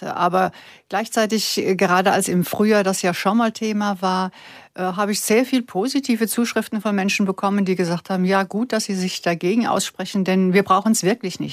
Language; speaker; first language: German; native; German